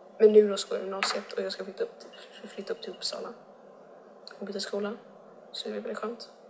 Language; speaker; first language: Swedish; native; Swedish